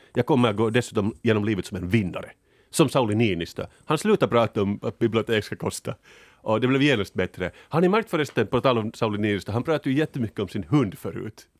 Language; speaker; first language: Swedish; native; Swedish